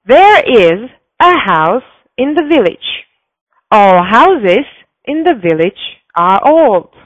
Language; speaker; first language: English; non-native, fluent; Slovak